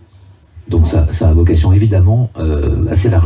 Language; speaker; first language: French; native; French